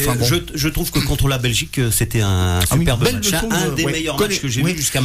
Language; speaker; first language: French; native; French